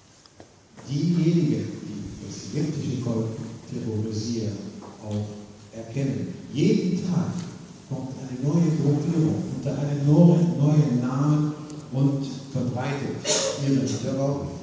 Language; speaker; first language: German; non-native, fluent; Arabic